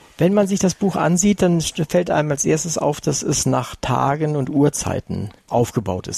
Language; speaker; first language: German; native; German